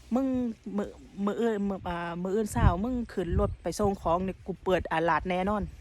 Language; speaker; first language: Thai; native; Thai